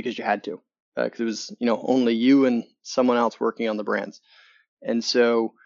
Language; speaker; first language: English; native; English